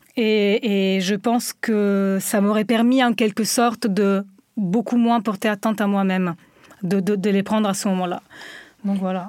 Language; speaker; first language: French; non-native, fluent; Italian